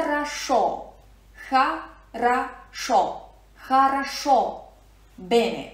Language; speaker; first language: Russian; non-native, fluent; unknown